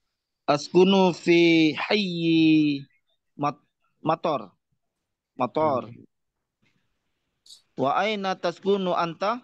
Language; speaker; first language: Arabic; non-native, learner; Indonesian